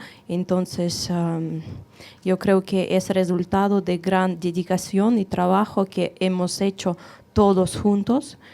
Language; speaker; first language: Spanish; non-native, fluent; Russian